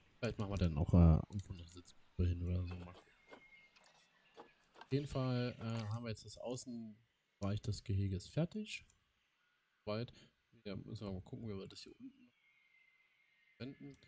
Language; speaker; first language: German; native; German